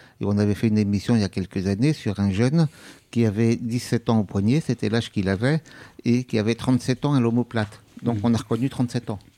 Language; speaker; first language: French; native; French